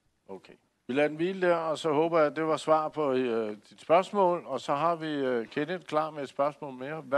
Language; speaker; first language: Danish; native; Danish